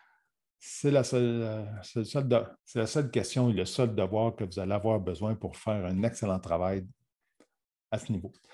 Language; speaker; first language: French; native; French